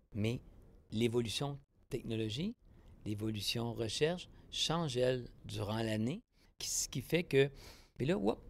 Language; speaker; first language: French; native; French